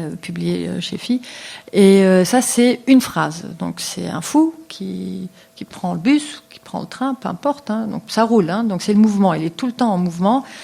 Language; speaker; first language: French; non-native, local second language; Luxembourgish